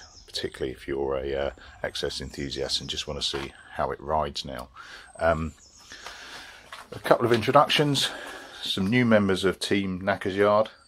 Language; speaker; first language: English; native; English